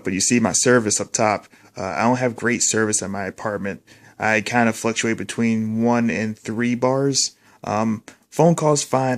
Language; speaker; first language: English; native; English